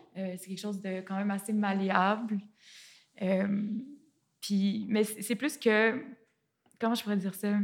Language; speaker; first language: French; native; French